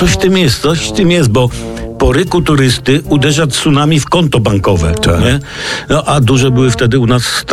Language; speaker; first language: Polish; native; Polish